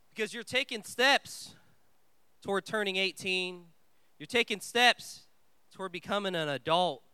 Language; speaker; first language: English; early bilingual, other home language; Vietnamese